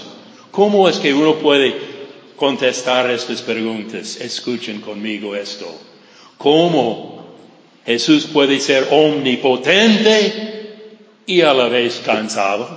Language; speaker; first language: Spanish; non-native, fluent; English